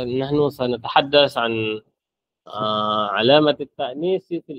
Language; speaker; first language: Arabic; non-native, fluent; Malay